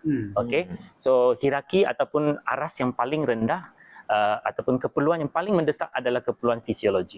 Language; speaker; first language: Malay; native; Malay